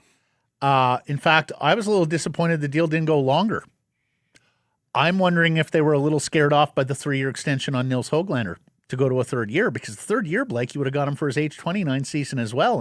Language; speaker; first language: English; native; English